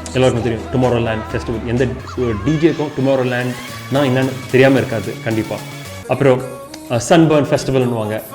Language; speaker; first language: Tamil; early bilingual, heritage; Tamil